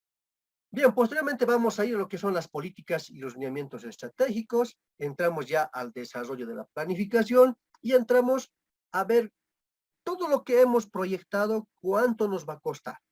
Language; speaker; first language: Spanish; native; Spanish